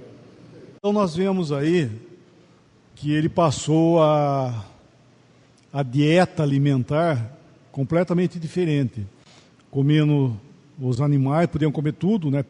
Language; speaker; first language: Portuguese; native; Portuguese